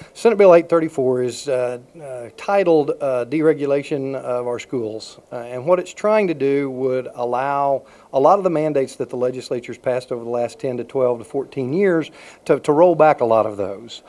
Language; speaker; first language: English; native; English